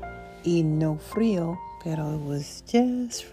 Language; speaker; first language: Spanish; non-native, learner; English